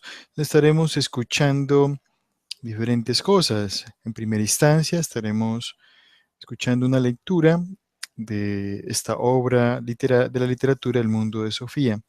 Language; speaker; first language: Spanish; native; Spanish